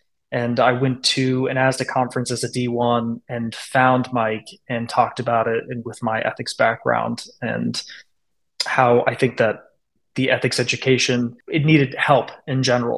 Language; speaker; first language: English; native; English